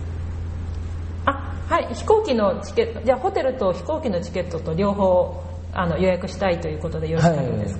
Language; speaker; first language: Japanese; native; Japanese